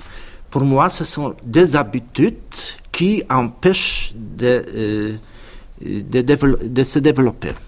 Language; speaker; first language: French; non-native, fluent; Polish